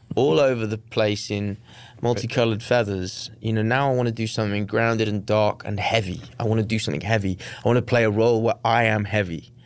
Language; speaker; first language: English; native; English